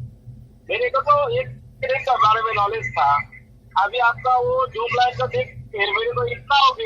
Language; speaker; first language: Hindi; non-native, learner; Bangla